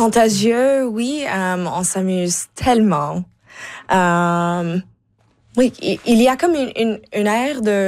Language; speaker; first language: French; non-native, local second language; English